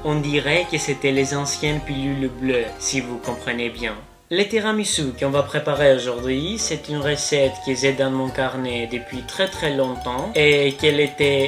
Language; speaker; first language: French; non-native, fluent; Greek